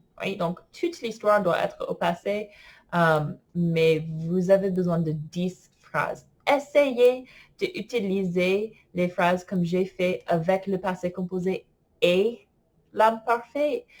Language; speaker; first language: French; non-native, fluent; English